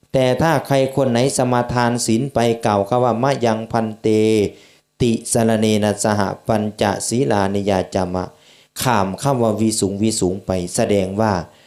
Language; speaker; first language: Thai; native; Thai